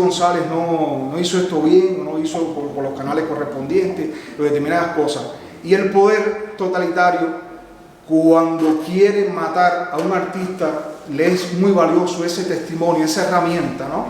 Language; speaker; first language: Spanish; native; Spanish